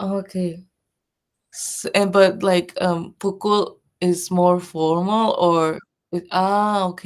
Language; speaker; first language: English; non-native, fluent; Japanese